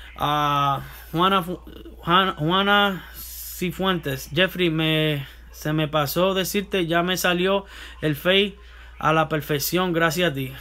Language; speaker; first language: Spanish; native; Spanish